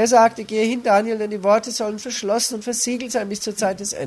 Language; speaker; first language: German; native; German